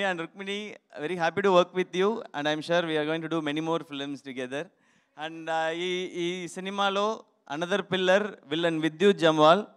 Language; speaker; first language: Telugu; non-native, learner; Tamil